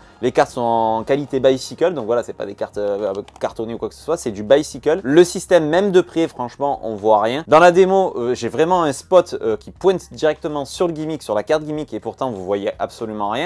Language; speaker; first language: French; native; French